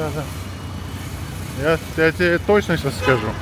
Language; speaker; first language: Russian; native; Russian